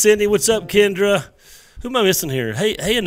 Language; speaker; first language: English; native; English